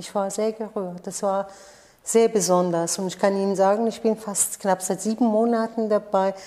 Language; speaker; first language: German; non-native, fluent; Persian